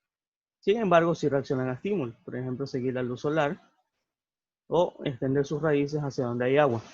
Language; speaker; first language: Spanish; native; Spanish